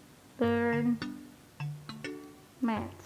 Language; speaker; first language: English; non-native, learner; Indonesian